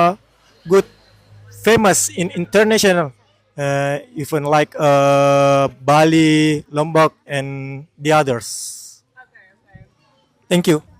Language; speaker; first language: English; non-native, learner; Indonesian